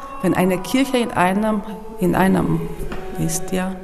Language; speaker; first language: German; non-native, fluent; Romanian